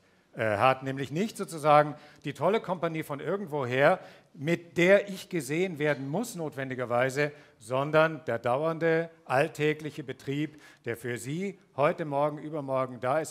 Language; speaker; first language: German; native; German